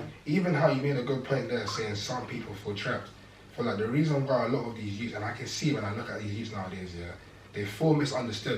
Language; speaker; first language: English; native; English